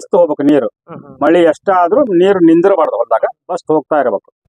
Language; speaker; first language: Kannada; native; Kannada